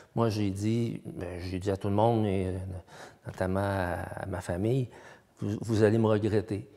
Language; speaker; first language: French; native; French